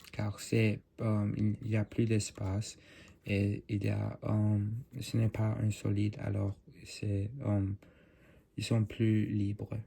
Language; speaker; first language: French; non-native, learner; English